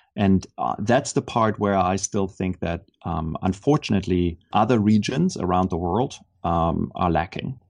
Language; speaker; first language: English; non-native, fluent; German